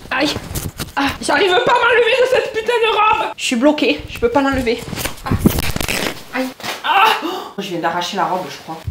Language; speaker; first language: French; native; French